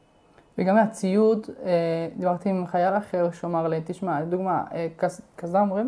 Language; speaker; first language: Hebrew; non-native, fluent; Spanish